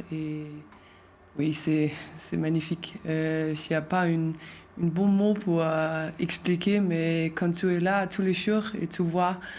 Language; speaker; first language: French; non-native, learner; Danish